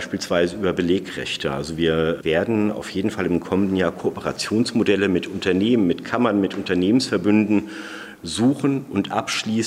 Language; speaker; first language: German; native; German